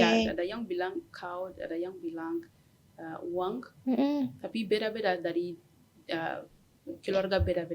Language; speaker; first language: Indonesian; non-native, learner; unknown